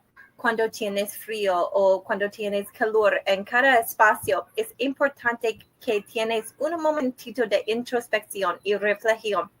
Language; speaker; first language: Spanish; non-native, learner; English